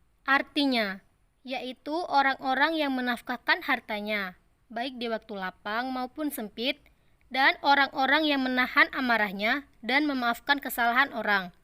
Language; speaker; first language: Indonesian; native; Indonesian